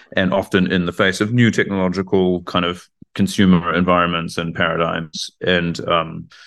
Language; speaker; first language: English; native; English